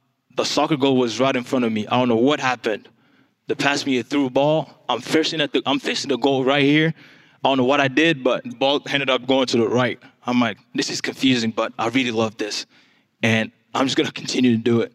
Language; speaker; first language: English; non-native, fluent; French